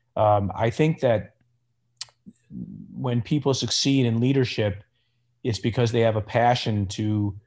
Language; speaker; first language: English; native; English